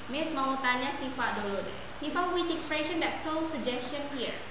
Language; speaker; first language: English; non-native, fluent; Indonesian